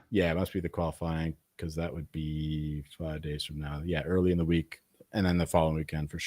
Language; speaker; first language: English; native; English